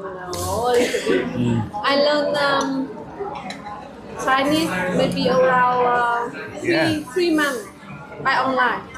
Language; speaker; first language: English; non-native, learner; Vietnamese